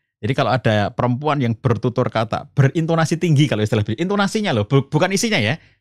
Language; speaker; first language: Indonesian; native; Indonesian